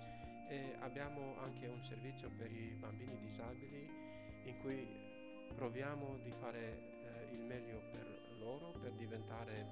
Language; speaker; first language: Italian; non-native, fluent; Romanian